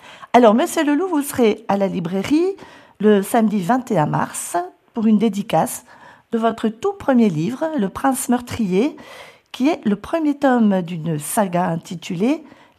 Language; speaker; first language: French; native; French